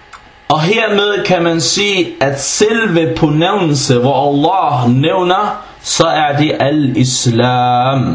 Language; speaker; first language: Danish; non-native, fluent; Arabic